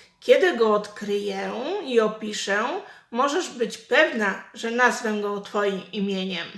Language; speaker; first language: Polish; native; Polish